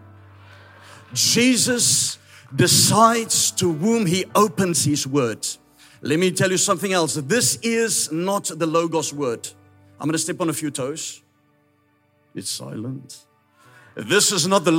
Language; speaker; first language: English; non-native, local second language; Afrikaans